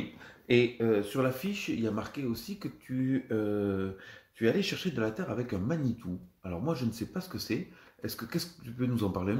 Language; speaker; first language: French; native; French